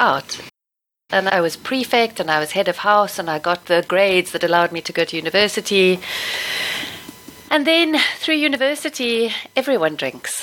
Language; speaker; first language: English; native; English